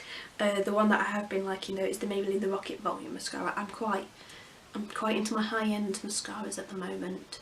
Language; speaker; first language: English; native; English